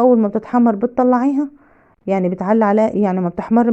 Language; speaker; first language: Arabic; native; Arabic